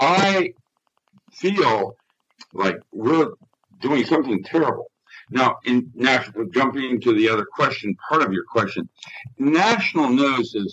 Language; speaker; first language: English; native; English